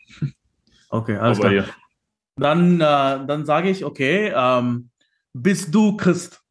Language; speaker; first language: German; non-native, fluent; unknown